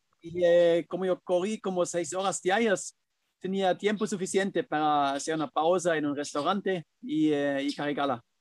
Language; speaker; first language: Spanish; non-native, fluent; German